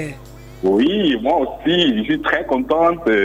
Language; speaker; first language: French; non-native, learner; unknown